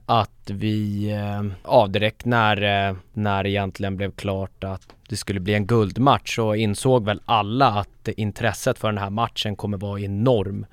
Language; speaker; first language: Swedish; native; Swedish